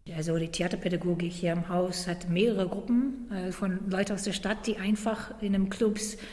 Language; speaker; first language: German; non-native, fluent; English